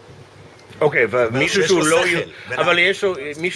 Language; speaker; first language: Hebrew; non-native, fluent; English